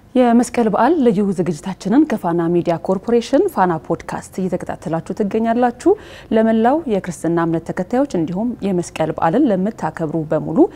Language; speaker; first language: Amharic; native; Amharic